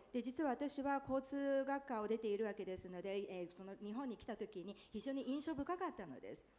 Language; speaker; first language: Japanese; non-native, fluent; Chinese